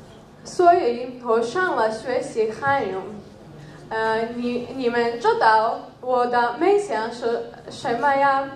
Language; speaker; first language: Chinese; non-native, learner; Georgian